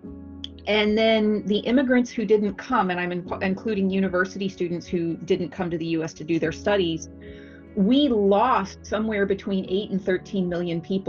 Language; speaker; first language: English; native; English